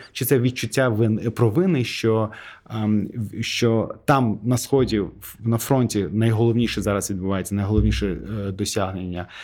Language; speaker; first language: Ukrainian; non-native, fluent; Azerbaijani